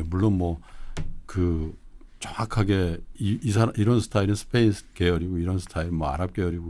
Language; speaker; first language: Korean; native; Korean